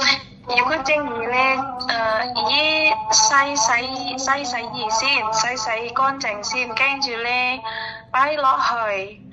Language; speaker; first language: Cantonese; non-native, learner; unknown